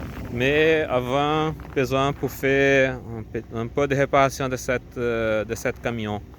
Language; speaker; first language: French; non-native, learner; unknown